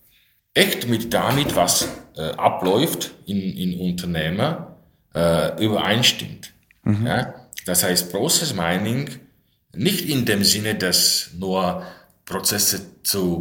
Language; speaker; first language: German; non-native, fluent; Slovak